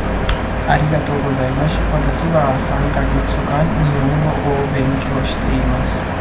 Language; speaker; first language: Japanese; non-native, learner; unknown